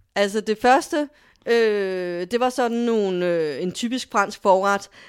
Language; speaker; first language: Danish; native; Danish